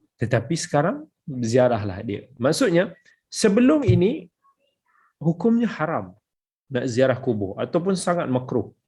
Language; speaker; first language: Malay; native; Malay